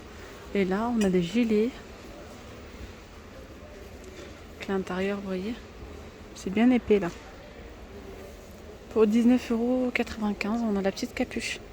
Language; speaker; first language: French; native; French